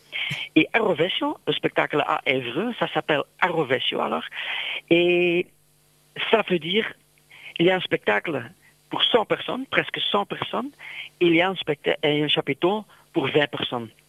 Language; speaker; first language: French; non-native, local second language; Dutch